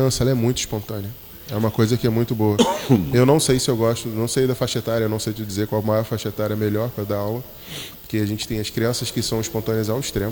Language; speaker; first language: Portuguese; native; Portuguese